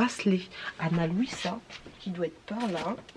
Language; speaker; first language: French; native; French